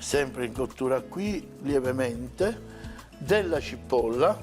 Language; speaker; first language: Italian; native; Italian